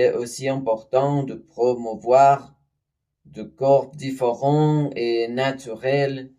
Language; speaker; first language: French; non-native, learner; Spanish